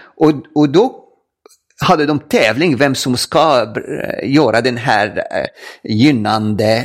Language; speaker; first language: Swedish; non-native, fluent; Arabic